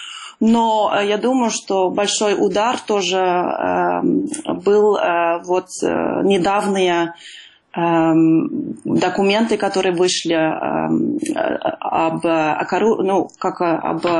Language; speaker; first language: Russian; non-native, fluent; Dutch